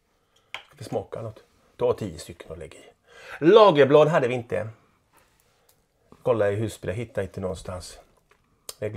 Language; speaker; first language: Swedish; native; Swedish